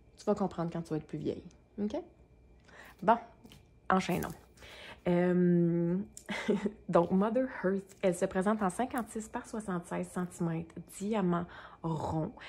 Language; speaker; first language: French; native; French